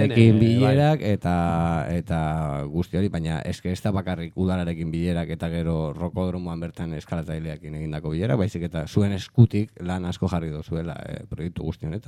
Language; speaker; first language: Basque; native; Basque